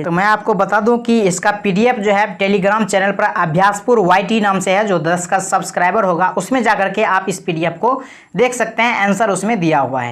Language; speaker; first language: Hindi; native; Hindi